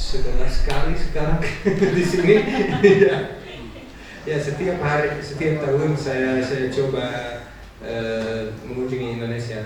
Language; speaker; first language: Indonesian; non-native, learner; Dutch